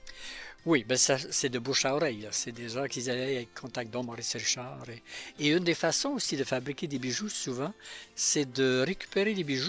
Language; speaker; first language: French; native; French